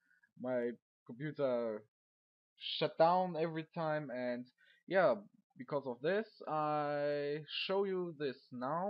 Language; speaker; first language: English; non-native, learner; German